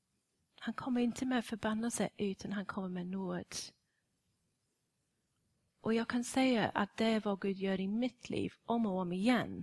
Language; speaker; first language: Swedish; non-native, fluent; English